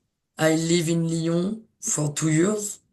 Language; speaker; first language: English; non-native, learner; French